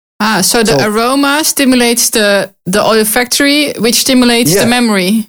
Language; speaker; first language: English; non-native, learner; Dutch